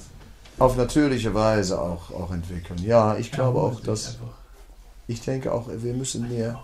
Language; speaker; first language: German; non-native, fluent; Dutch